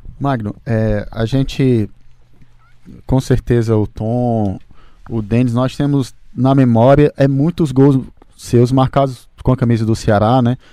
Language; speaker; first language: Portuguese; native; Portuguese